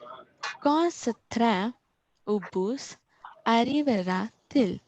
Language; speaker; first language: French; non-native, learner; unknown